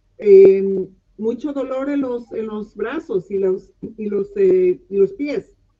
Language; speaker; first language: Spanish; non-native, local second language; English